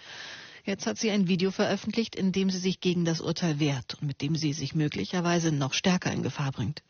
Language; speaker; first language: German; native; German